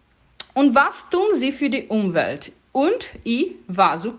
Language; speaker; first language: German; non-native, fluent; Portuguese